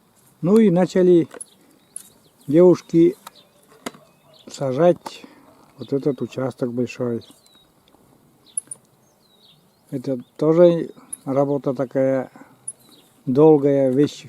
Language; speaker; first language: Russian; native; Russian